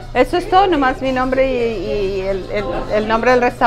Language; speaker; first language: Spanish; early bilingual, other home language; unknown